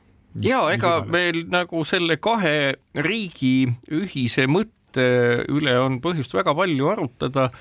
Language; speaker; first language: Estonian; native; Estonian